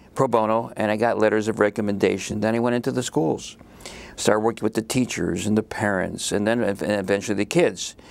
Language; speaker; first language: English; native; English